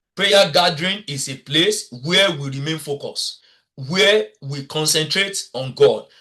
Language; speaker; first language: English; non-native, local second language; Yoruba